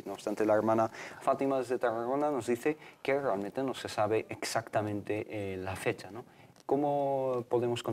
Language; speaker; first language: Spanish; native; Spanish